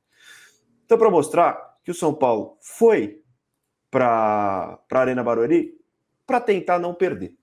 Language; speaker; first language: Portuguese; native; Portuguese